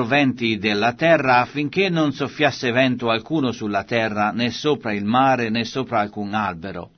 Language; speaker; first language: Italian; native; Italian